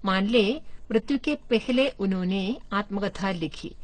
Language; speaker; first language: Hindi; non-native, local second language; Malayalam